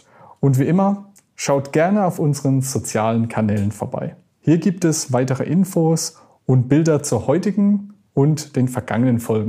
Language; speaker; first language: German; native; German